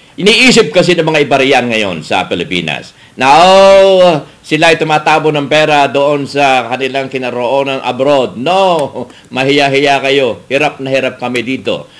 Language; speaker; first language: Filipino; native; Filipino